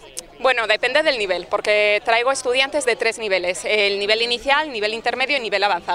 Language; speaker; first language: Spanish; native; Spanish